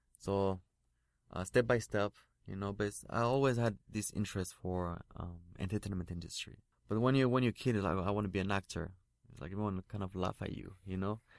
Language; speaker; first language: English; non-native, fluent; French